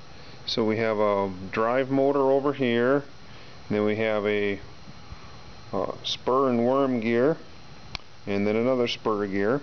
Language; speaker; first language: English; native; English